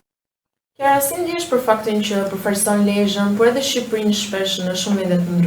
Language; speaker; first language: Albanian; native; Albanian